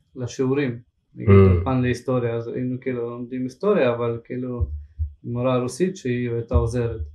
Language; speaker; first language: Hebrew; early bilingual, other home language; Ukrainian